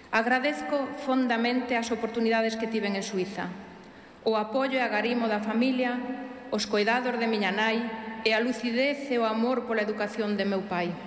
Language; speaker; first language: Galician; early bilingual, heritage; Galician